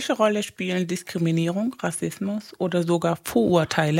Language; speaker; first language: German; non-native, fluent; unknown